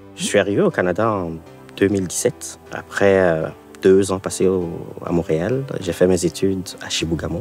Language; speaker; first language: French; non-native, local second language; Ewe